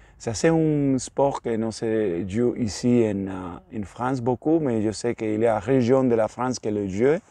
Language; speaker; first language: French; non-native, learner; Spanish